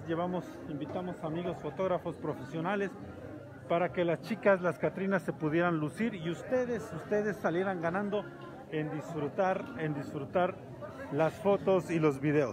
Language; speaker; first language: Spanish; native; Spanish